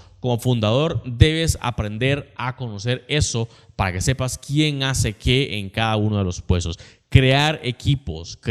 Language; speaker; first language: Spanish; native; Spanish